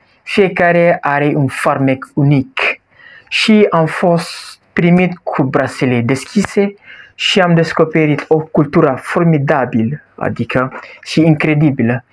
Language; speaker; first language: Romanian; non-native, learner; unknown